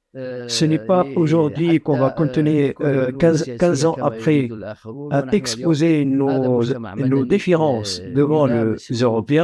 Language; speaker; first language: French; non-native, fluent; Arabic